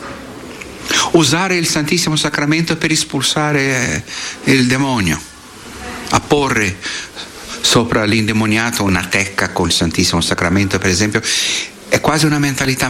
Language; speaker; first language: Italian; non-native, fluent; Portuguese